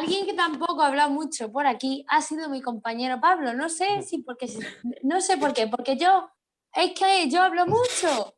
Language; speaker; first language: Spanish; native; Spanish